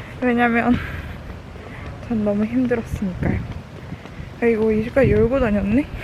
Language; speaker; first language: Korean; native; Korean